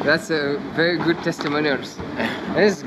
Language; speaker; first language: English; non-native, learner; French